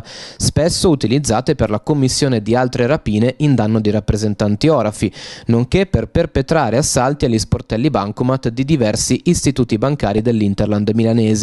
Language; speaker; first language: Italian; native; Italian